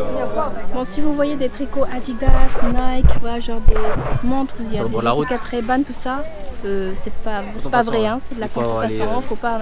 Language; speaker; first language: French; native; French